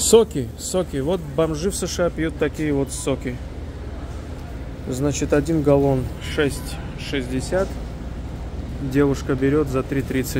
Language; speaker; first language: Russian; native; Russian